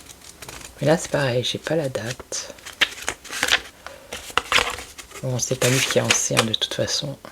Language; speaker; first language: French; native; French